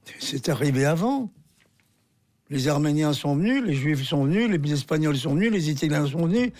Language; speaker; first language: French; early bilingual, other home language; Armenian